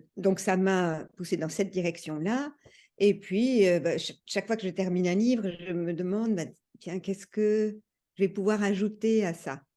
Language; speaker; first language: French; early bilingual, other home language; English